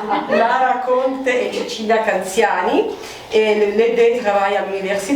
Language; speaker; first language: French; non-native, fluent; Italian